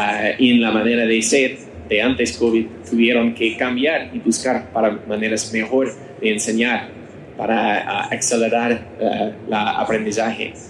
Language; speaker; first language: Spanish; non-native, learner; English